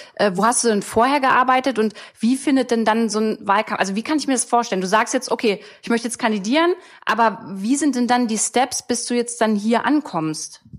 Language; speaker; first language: German; native; German